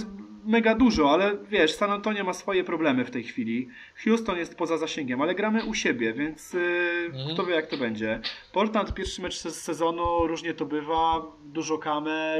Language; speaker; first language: Polish; native; Polish